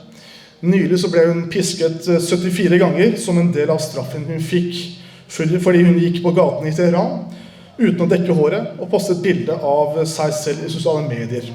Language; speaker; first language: Norwegian; early bilingual, other home language; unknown